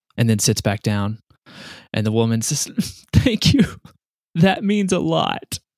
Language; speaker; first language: English; native; English